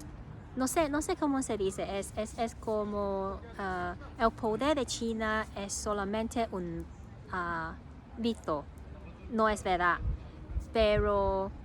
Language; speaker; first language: Spanish; non-native, learner; Cantonese